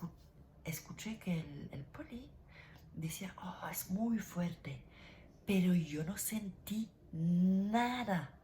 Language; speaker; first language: Spanish; non-native, learner; French